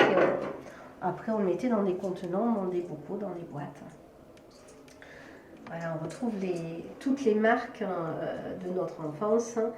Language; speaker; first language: French; native; French